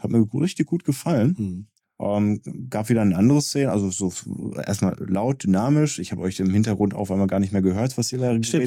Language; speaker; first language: German; native; German